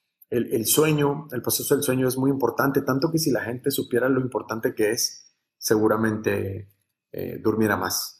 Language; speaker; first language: Spanish; native; Spanish